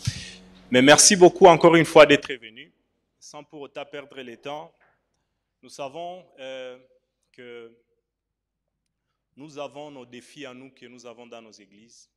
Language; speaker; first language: French; non-native, local second language; Swahili